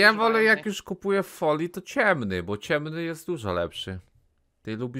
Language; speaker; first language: Polish; native; Polish